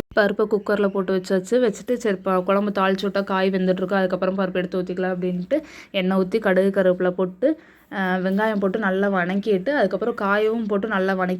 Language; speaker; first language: Tamil; native; Tamil